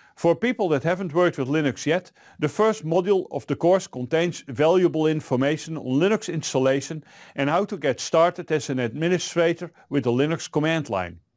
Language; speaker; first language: English; non-native, fluent; Dutch